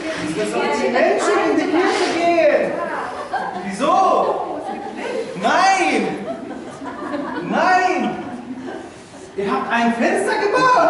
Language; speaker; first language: German; non-native, learner; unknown